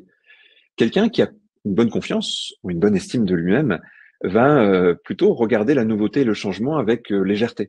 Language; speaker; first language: French; native; French